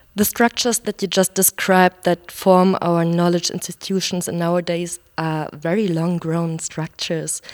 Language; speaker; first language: English; non-native, fluent; German